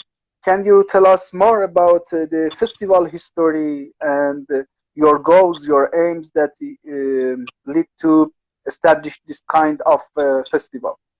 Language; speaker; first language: English; non-native, learner; Persian